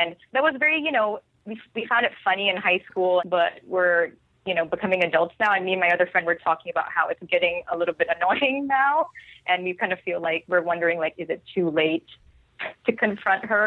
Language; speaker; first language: English; non-native, local second language; Filipino